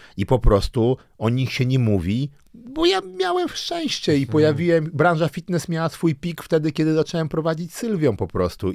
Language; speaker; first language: Polish; early bilingual, other home language; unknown